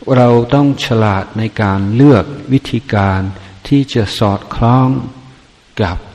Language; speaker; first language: Thai; non-native, fluent; English